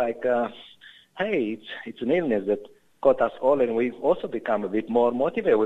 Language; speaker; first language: English; non-native, fluent; Romanian